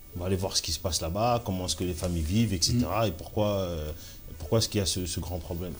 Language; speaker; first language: French; early bilingual, other home language; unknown